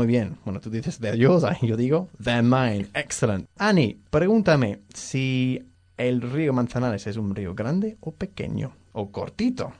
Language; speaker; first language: Spanish; non-native, fluent; English